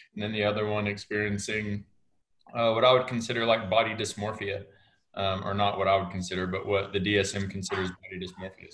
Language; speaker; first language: English; native; English